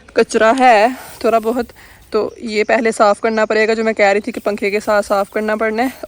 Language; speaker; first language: Urdu; non-native, local second language; Punjabi